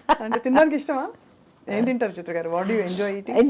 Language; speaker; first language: Telugu; native; Telugu